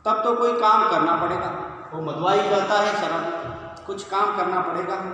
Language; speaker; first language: Hindi; non-native, local second language; Kannada